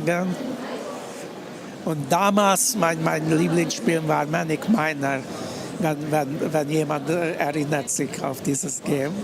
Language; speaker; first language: German; non-native, fluent; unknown